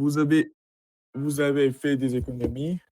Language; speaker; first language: French; non-native, learner; Russian